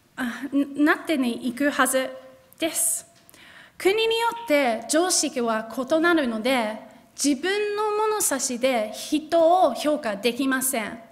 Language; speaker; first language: Japanese; non-native, fluent; English